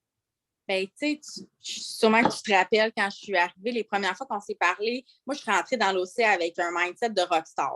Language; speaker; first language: French; native; French